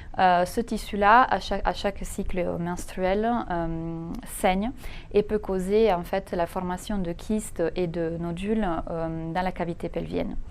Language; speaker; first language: French; non-native, fluent; Italian